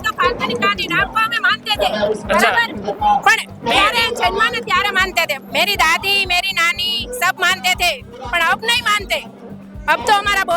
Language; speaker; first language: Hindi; non-native, local second language; Gujarati